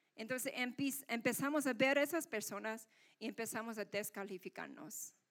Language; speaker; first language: Spanish; non-native, fluent; Korean